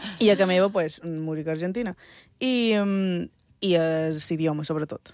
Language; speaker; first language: Catalan; early bilingual, other home language; Spanish